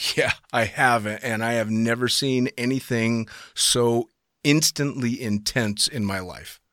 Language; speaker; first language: English; native; English